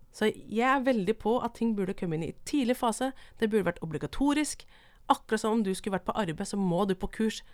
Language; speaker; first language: Norwegian; non-native, local second language; Vietnamese